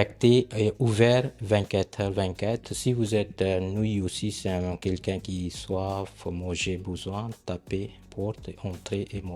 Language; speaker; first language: French; non-native, learner; Punjabi